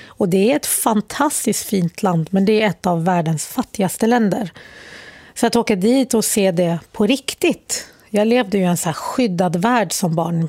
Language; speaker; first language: Swedish; early bilingual, other home language; Arabic